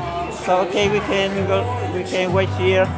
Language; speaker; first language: English; non-native, learner; Hmong